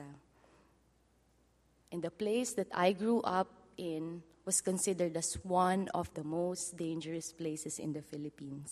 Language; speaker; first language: English; non-native, local second language; Filipino